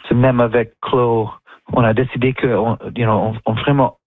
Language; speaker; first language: French; non-native, learner; English